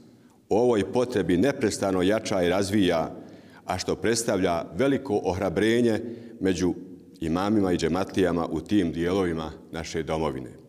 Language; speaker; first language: Bosnian; native; Bosnian